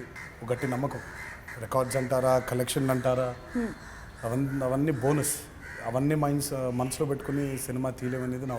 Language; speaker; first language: Telugu; native; Telugu